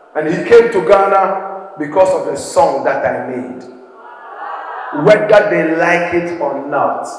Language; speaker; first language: English; non-native, local second language; Akan